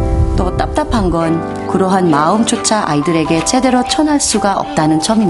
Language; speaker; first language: Korean; native; Korean